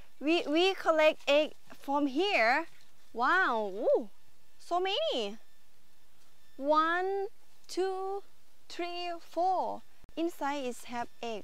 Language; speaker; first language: English; non-native, learner; Thai